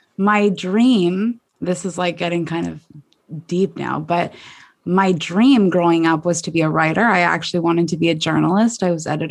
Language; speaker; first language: English; native; English